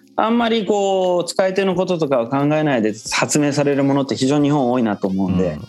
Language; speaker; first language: Japanese; native; Japanese